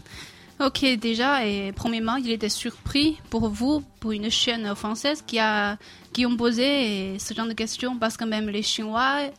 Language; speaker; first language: French; non-native, fluent; Chinese